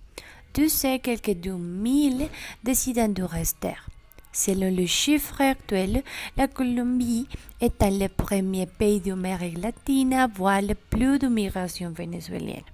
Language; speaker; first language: French; non-native, learner; Spanish